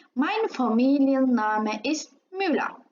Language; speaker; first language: German; non-native, fluent; Turkish